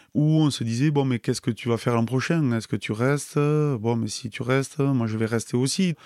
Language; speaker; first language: French; native; French